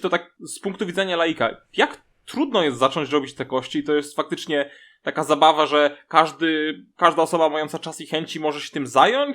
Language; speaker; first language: Polish; native; Polish